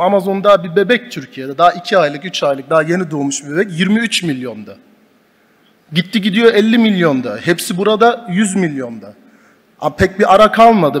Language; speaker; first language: Turkish; early bilingual, heritage; Turkish